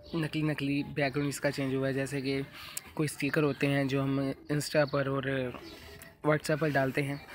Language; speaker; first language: Urdu; non-native, local second language; Punjabi